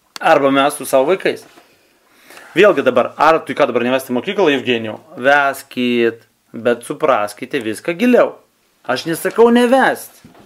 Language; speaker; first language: Lithuanian; non-native, local second language; Russian